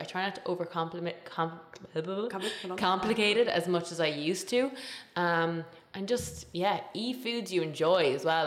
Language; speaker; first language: English; native; English